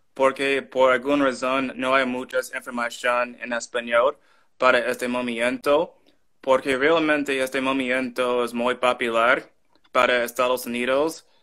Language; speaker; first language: Spanish; non-native, learner; English